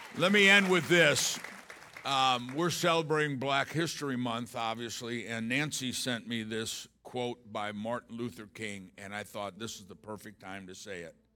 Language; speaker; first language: English; native; English